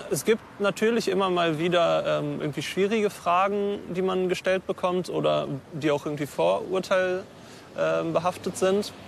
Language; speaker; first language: German; native; German